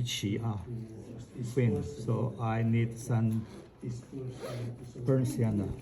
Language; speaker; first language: English; non-native, fluent; Chinese